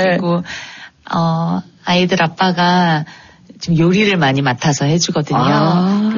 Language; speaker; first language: Korean; native; Korean